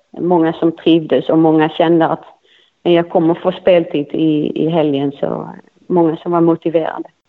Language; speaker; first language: Swedish; non-native, fluent; Dutch